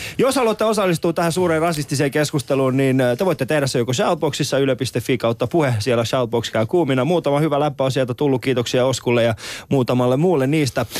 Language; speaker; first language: Finnish; early bilingual, other home language; Persian